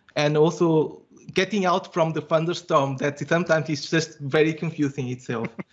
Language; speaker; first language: English; non-native, fluent; Portuguese